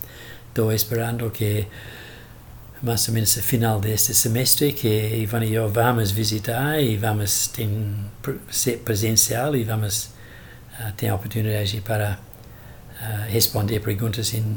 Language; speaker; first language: Portuguese; non-native, fluent; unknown